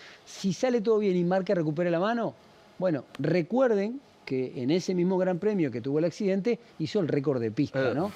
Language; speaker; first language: Spanish; native; Spanish